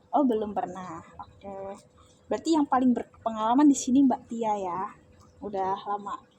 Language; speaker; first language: Indonesian; native; Indonesian